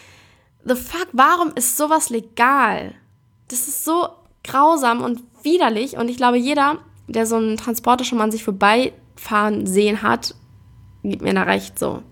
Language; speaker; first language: German; native; German